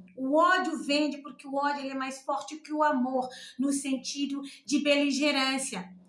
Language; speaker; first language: Portuguese; non-native, local second language; Kabuverdianu